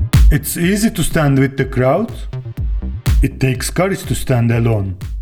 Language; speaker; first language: English; non-native, fluent; Turkish